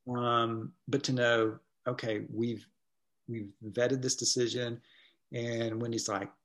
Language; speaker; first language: English; native; English